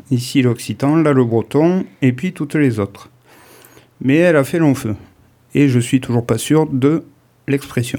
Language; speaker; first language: French; native; French